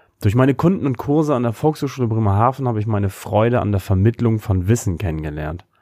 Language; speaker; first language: German; native; German